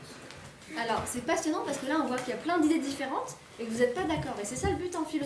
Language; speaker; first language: French; native; French